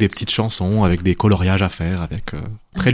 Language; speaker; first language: French; native; French